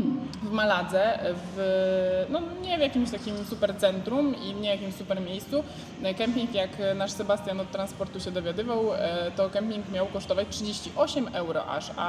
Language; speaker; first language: Polish; native; Polish